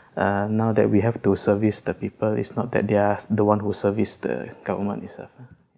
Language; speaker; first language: English; non-native, local second language; Malay